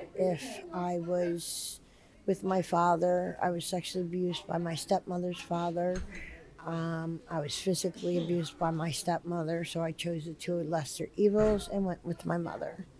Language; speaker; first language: English; native; English